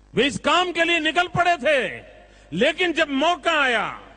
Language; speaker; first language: Hindi; non-native, local second language; Gujarati